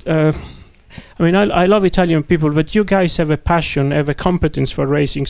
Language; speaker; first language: English; non-native, fluent; Italian